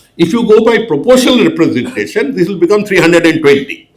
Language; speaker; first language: English; non-native, local second language; Bangla